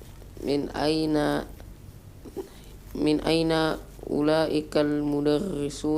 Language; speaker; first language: Arabic; non-native, learner; Indonesian